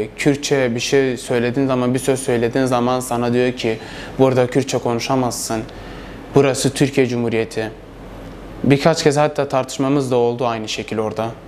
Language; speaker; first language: Turkish; non-native, local second language; Kurdish